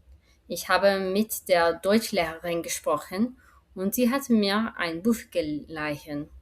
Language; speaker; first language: German; non-native, learner; English